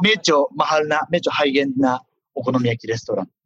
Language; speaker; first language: Filipino; non-native, learner; Japanese